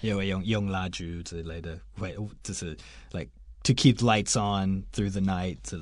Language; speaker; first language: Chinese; non-native, fluent; English